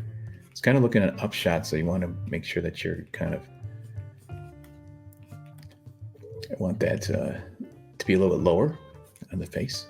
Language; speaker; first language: English; native; English